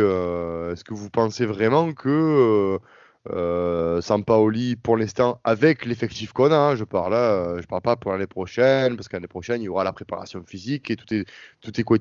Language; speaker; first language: French; native; French